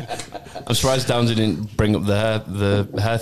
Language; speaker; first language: English; native; English